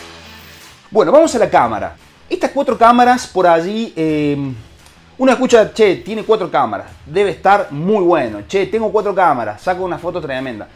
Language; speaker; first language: Spanish; native; Spanish